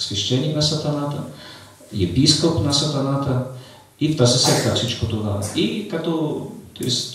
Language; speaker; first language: Bulgarian; non-native, fluent; Polish